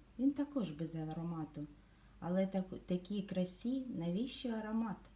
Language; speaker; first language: Ukrainian; native; Ukrainian